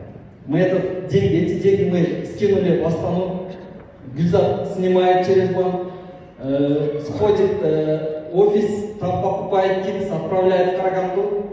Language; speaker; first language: Russian; non-native, local second language; Kyrgyz